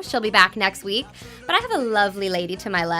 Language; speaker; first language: English; native; English